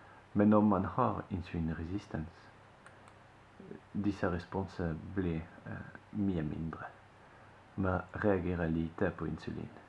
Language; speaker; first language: Norwegian; non-native, fluent; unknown